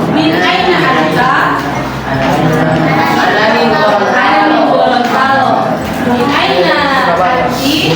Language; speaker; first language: Arabic; non-native, fluent; Indonesian